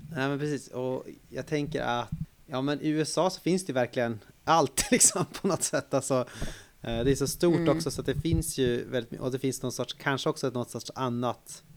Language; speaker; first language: Swedish; native; Swedish